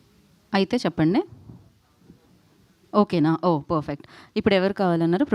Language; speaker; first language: Telugu; native; Telugu